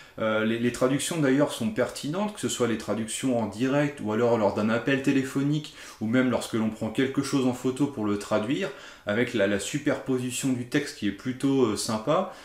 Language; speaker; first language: French; native; French